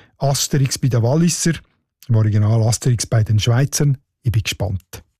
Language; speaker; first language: German; native; German